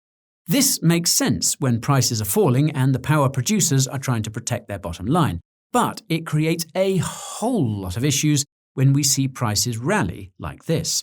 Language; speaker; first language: English; native; English